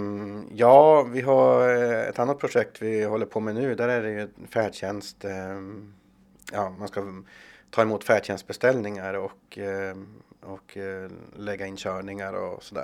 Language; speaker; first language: Swedish; native; Swedish